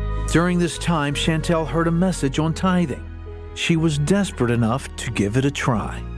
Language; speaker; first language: English; native; English